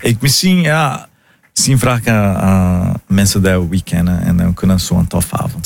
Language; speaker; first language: Dutch; non-native, learner; Portuguese